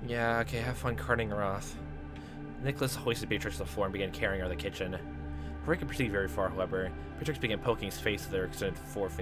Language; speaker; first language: English; native; English